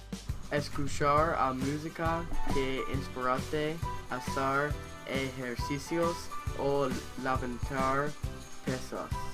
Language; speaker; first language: Spanish; non-native, learner; English